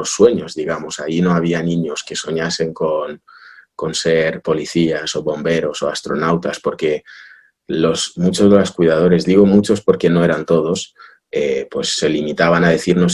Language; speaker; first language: Spanish; early bilingual, other home language; Russian